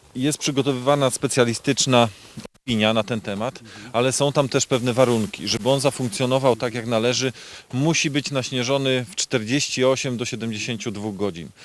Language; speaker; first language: Polish; native; Polish